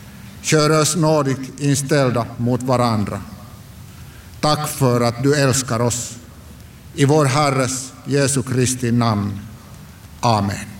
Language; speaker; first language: Swedish; non-native, local second language; Finnish